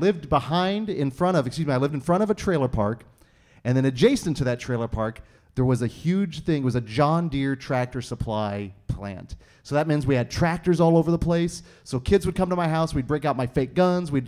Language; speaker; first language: English; native; English